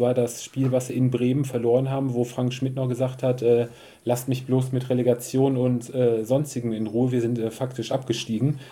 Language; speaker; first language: German; native; German